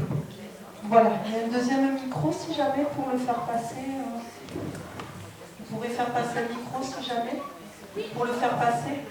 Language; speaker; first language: French; native; French